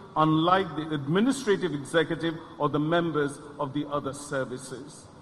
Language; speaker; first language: English; non-native, local second language; Bangla